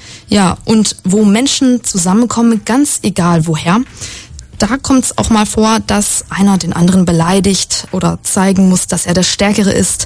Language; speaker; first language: German; native; German